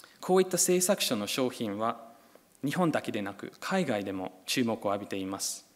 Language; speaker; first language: Japanese; non-native, fluent; English